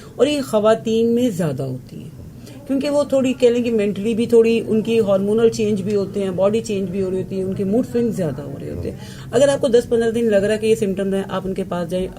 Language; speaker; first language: Urdu; native; Urdu